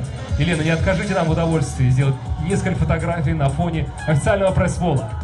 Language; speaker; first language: Russian; native; Russian